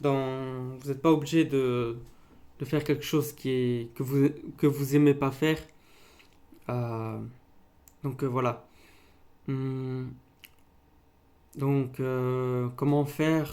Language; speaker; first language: French; non-native, local second language; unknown